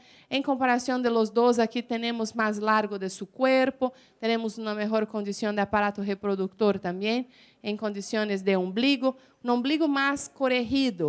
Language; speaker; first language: Spanish; non-native, fluent; Portuguese